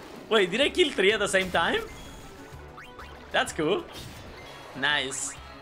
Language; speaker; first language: English; non-native, fluent; Spanish